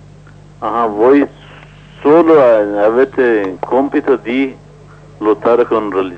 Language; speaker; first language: Italian; non-native, learner; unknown